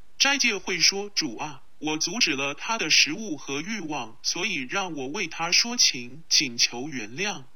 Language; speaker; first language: Chinese; non-native, local second language; Cantonese